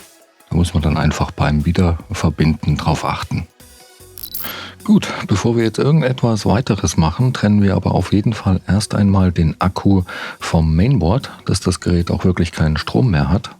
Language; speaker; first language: German; native; German